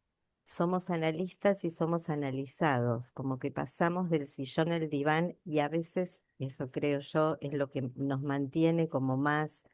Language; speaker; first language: Spanish; native; Spanish